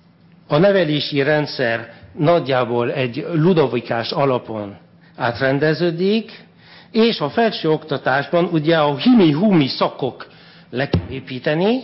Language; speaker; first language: Hungarian; non-native, fluent; French